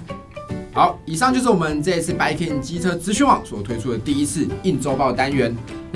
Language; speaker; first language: Chinese; native; Chinese